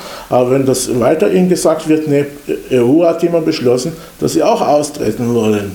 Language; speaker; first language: German; non-native, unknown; English